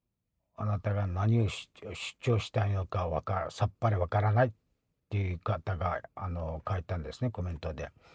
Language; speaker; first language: Japanese; non-native, fluent; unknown